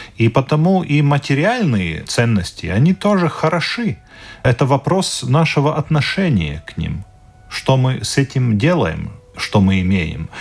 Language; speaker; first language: Russian; non-native, local second language; Latvian